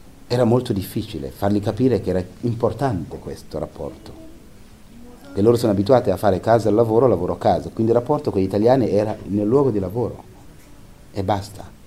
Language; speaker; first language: Italian; non-native, fluent; Wolof